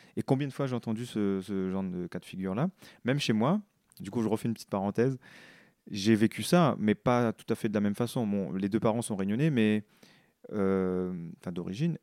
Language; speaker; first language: French; non-native, local second language; Réunion Creole French